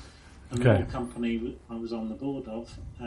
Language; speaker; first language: English; native; English